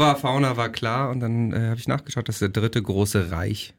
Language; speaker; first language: German; native; German